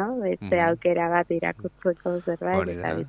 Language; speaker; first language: Basque; non-native, local second language; Spanish